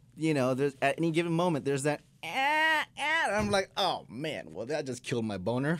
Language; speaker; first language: English; non-native, fluent; Spanish